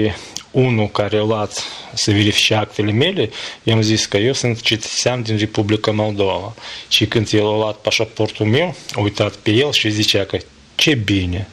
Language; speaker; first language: Romanian; non-native, learner; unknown